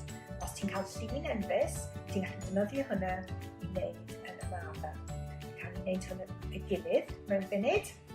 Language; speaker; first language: Welsh; non-native, local second language; English